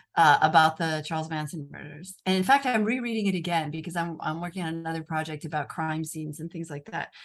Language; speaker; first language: English; native; English